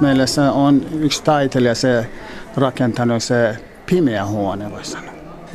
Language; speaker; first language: Finnish; non-native, learner; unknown